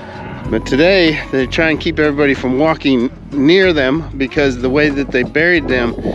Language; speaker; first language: English; native; English